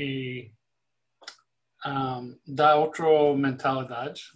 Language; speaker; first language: Portuguese; non-native, fluent; English